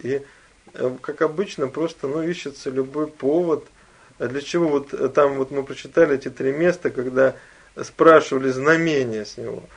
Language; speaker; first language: Russian; native; Russian